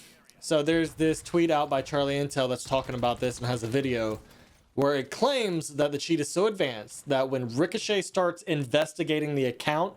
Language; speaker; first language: English; native; English